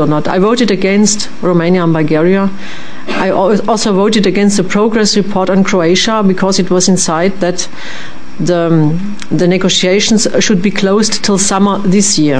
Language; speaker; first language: English; non-native, fluent; French